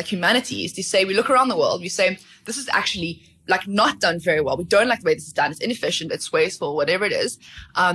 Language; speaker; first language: English; native; English